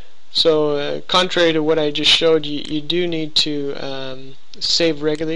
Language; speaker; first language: English; native; English